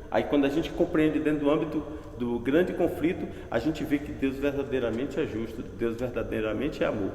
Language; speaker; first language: Portuguese; native; Portuguese